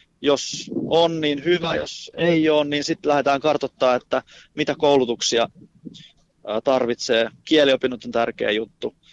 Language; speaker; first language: Finnish; native; Finnish